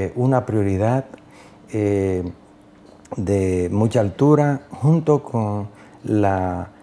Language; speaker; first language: Spanish; native; Spanish